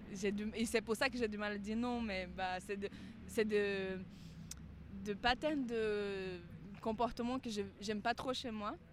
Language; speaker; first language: French; non-native, fluent; Portuguese